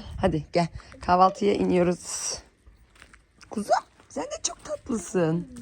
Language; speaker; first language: Turkish; early bilingual, heritage; Turkish